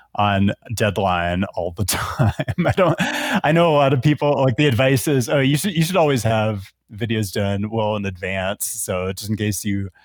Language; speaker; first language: English; native; English